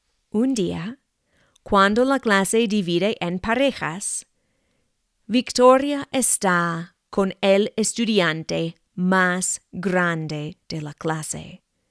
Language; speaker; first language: Spanish; non-native, fluent; English